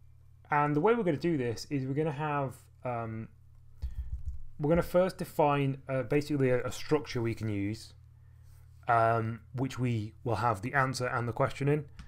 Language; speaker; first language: English; native; English